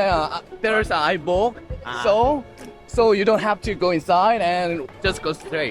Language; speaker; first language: English; non-native, learner; Korean